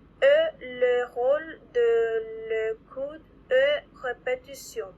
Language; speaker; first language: French; non-native, learner; Spanish